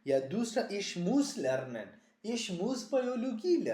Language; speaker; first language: German; non-native, learner; Urdu